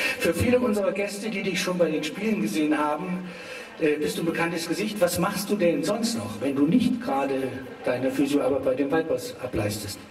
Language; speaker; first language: German; native; German